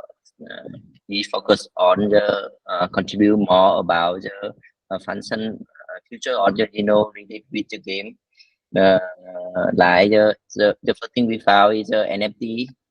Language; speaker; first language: English; non-native, learner; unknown